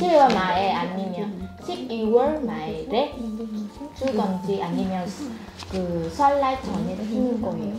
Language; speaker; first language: Korean; non-native, learner; Vietnamese